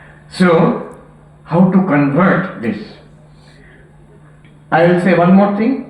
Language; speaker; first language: English; non-native, local second language; Bangla